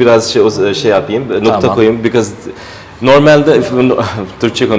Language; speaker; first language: Turkish; non-native, fluent; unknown